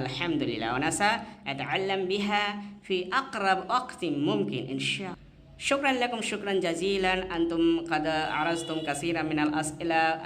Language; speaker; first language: Arabic; non-native, fluent; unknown